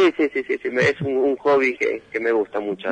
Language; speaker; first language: Spanish; native; Spanish